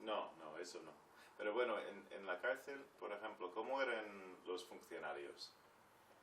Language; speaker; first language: Spanish; non-native, fluent; English